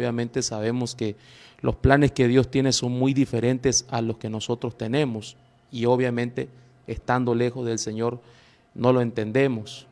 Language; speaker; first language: Spanish; native; Spanish